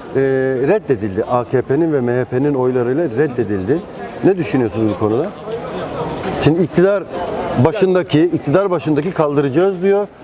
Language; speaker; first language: Turkish; native; Turkish